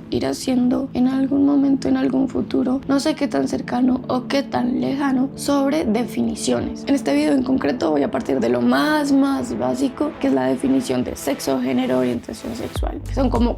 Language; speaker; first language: Spanish; native; Spanish